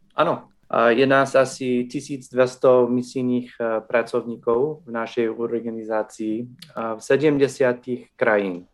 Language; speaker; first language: Slovak; non-native, fluent; English